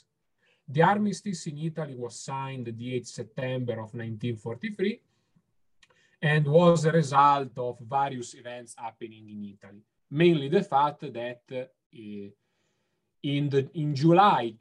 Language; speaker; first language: English; non-native, fluent; Italian